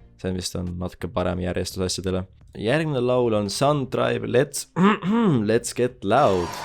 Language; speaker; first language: Estonian; native; Estonian